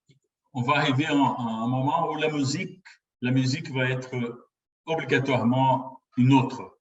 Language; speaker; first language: French; non-native, fluent; Portuguese